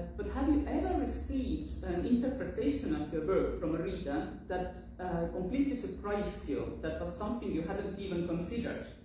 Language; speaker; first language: English; non-native, fluent; Estonian